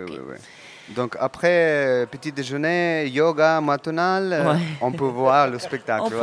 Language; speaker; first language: French; non-native, learner; Russian